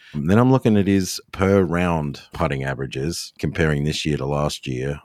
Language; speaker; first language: English; native; English